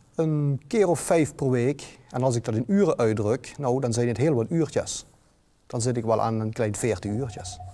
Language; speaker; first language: Dutch; native; Dutch